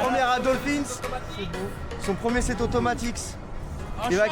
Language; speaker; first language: French; native; French